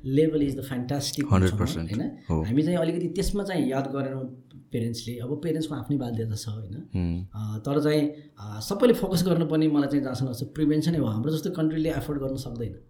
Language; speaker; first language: Nepali; native; Nepali